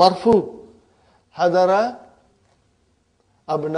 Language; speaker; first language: Arabic; non-native, learner; Urdu